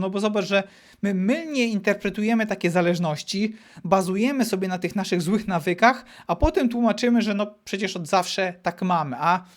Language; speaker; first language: Polish; native; Polish